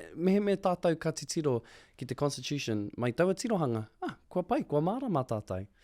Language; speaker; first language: Māori; non-native, local second language; English